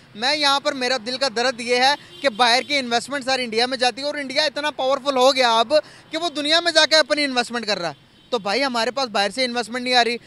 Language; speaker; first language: Urdu; non-native, local second language; Punjabi